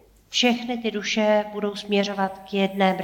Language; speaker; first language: Czech; native; Czech